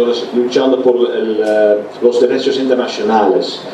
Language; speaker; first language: Spanish; non-native, fluent; Dutch